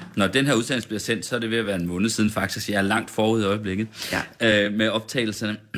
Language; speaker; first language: Danish; native; Danish